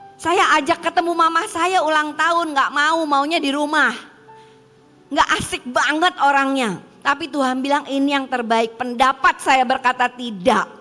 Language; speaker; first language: Indonesian; early bilingual, heritage; Indonesian